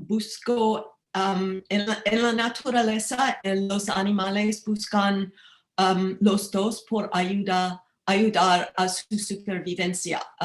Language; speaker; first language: Spanish; non-native, learner; English